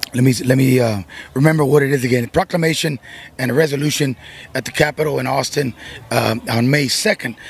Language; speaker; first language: English; early bilingual, other home language; Spanish